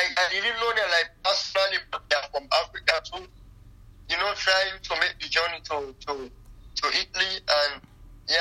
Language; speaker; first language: English; non-native, local second language; Krio